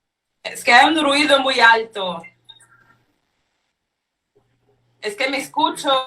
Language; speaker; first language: Spanish; non-native, fluent; Portuguese